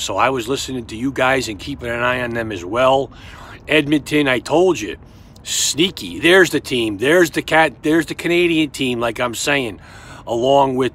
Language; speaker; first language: English; native; English